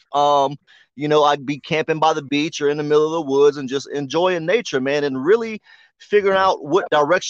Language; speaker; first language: English; native; English